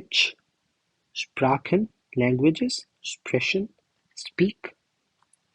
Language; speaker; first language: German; non-native, learner; Hindi